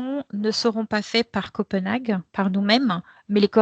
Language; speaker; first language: French; native; French